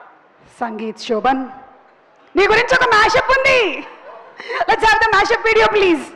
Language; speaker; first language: Telugu; native; Telugu